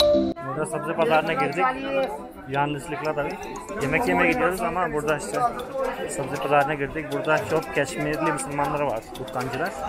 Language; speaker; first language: Turkish; non-native, fluent; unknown